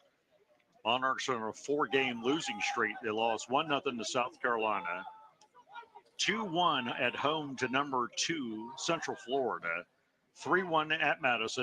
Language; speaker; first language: English; native; English